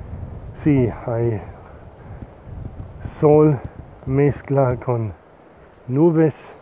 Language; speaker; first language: Spanish; non-native, learner; German